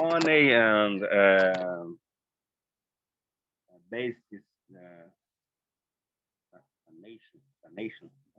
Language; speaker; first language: English; non-native, learner; Portuguese